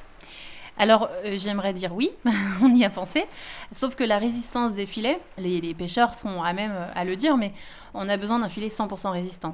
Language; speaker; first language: French; native; French